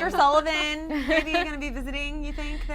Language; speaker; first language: English; native; English